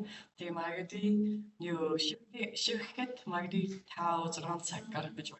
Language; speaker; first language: Mongolian; non-native, learner; English